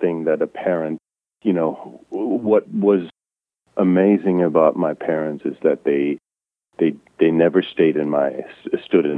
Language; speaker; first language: English; non-native, fluent; German